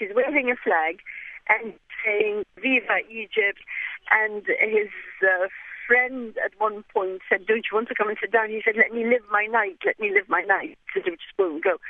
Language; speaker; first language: English; non-native, fluent; Arabic